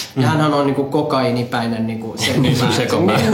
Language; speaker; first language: Finnish; native; Finnish